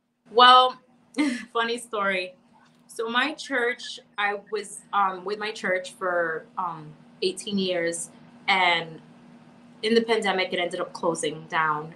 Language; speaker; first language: English; native; English